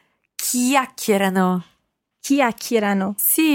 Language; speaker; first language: Italian; non-native, learner; English